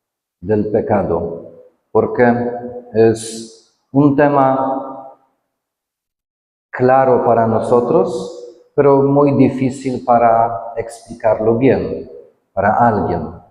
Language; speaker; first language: Spanish; non-native, fluent; Polish